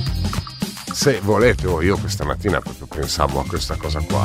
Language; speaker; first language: Italian; native; Italian